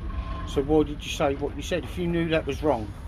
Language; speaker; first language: English; native; English